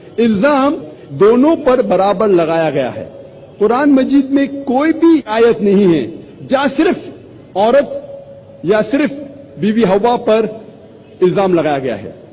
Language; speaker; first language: Urdu; non-native, local second language; Konkani